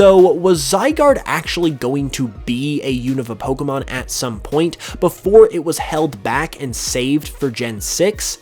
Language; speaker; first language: English; native; English